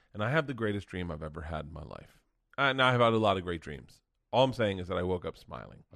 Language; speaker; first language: English; native; English